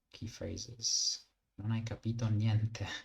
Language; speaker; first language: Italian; non-native, learner; English